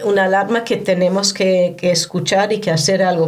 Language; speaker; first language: Spanish; non-native, fluent; Hebrew